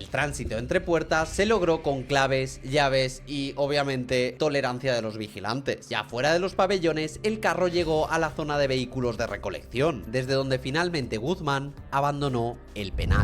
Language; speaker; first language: Spanish; native; Spanish